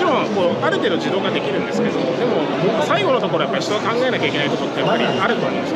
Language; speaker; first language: Japanese; native; Japanese